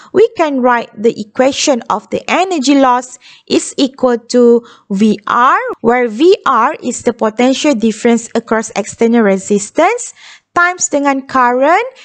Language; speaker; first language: English; non-native, local second language; Malay